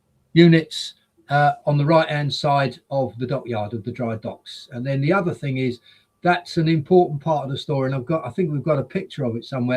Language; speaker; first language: English; native; English